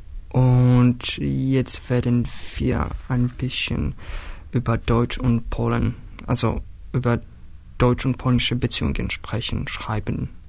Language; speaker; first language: German; non-native, learner; Polish